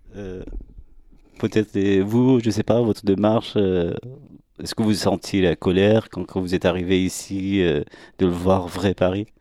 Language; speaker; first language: French; non-native, learner; Persian